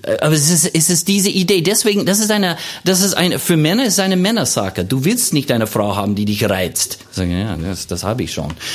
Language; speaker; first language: German; non-native, fluent; English